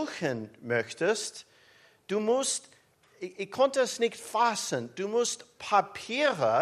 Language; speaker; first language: German; non-native, learner; English